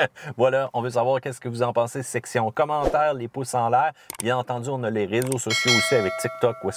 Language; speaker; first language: French; native; French